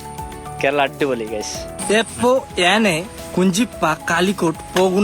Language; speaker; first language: Malayalam; non-native, learner; Hindi